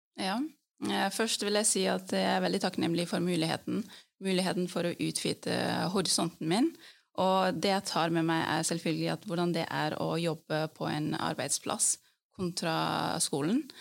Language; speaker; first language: Norwegian; early bilingual, other home language; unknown